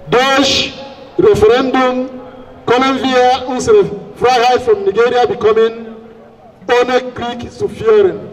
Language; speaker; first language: German; non-native, fluent; Igbo